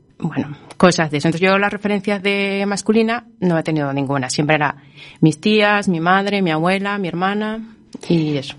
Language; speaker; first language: Spanish; native; Spanish